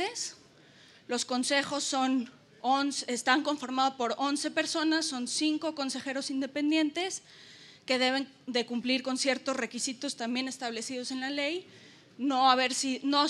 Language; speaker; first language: Spanish; native; Spanish